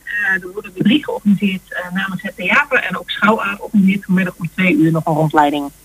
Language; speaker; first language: Dutch; native; Dutch